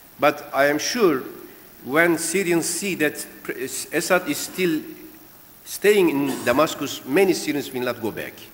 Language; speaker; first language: English; non-native, fluent; Turkish